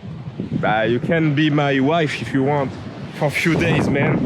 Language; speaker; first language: English; non-native, learner; French